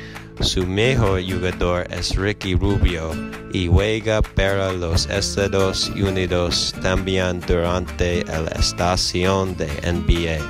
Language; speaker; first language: Spanish; non-native, learner; English